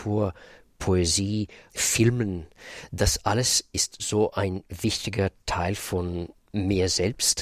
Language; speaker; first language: German; non-native, fluent; Russian